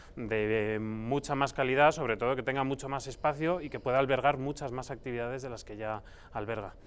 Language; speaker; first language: Spanish; native; Spanish